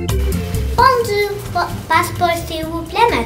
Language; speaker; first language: French; non-native, learner; English